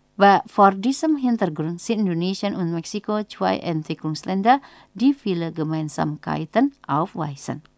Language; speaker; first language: German; non-native, fluent; Indonesian